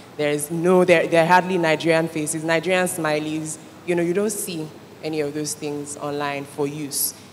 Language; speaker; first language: English; non-native, local second language; Igbo